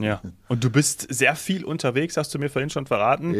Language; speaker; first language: German; native; German